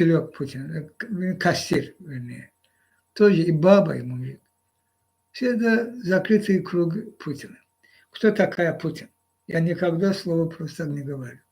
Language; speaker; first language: Russian; non-native, local second language; Azerbaijani